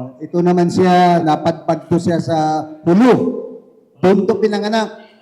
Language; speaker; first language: Filipino; non-native, local second language; Cebuano